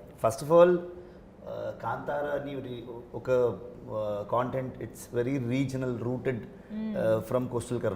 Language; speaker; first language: Telugu; non-native, learner; Kannada